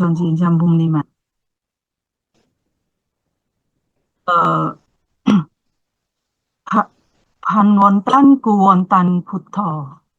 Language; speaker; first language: Korean; non-native, learner; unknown